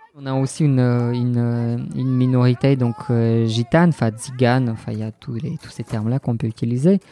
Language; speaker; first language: French; non-native, fluent; Bulgarian